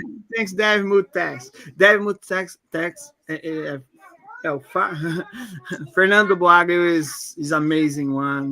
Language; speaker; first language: English; non-native, fluent; Portuguese